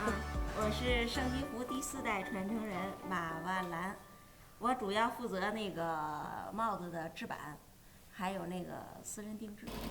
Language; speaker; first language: Chinese; native; Chinese